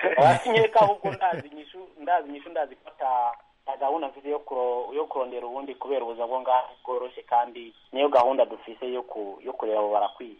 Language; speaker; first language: Rundi; early bilingual, heritage; Rundi